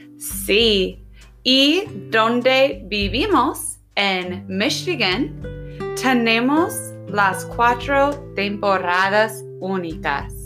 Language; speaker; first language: Spanish; non-native, fluent; English